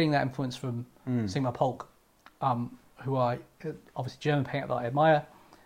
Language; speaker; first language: English; native; English